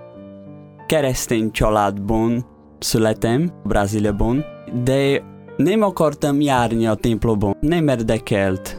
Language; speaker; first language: Hungarian; non-native, fluent; Portuguese